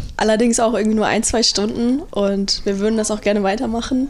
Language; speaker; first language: German; native; German